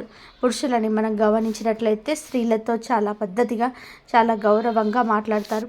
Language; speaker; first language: Telugu; native; Telugu